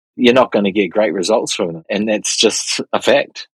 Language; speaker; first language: English; native; English